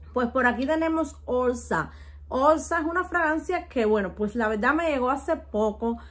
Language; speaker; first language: Spanish; native; Spanish